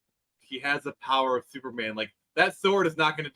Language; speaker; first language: English; native; English